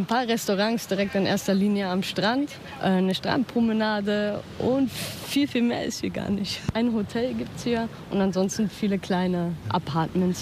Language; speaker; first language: German; native; German